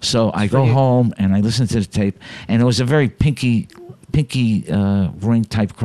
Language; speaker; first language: English; native; English